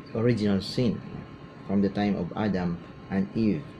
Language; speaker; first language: English; non-native, local second language; Filipino